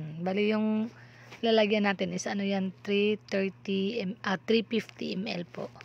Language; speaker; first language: Filipino; non-native, local second language; Cebuano